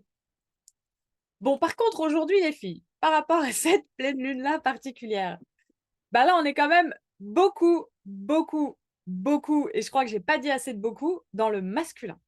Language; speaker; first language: French; native; French